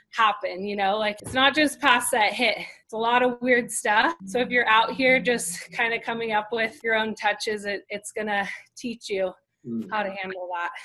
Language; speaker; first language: English; native; English